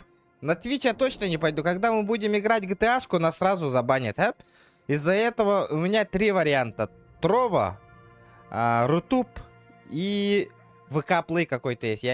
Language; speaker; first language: Russian; native; Russian